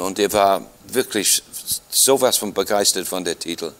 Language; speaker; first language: German; non-native, fluent; English